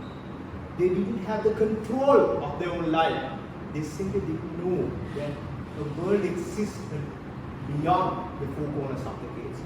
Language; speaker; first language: English; non-native, local second language; Sinhala